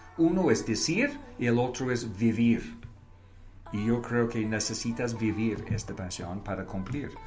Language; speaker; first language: Spanish; non-native, fluent; English